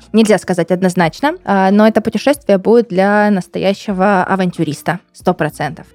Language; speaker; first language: Russian; native; Russian